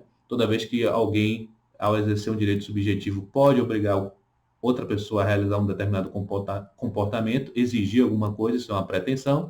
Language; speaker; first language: Portuguese; native; Portuguese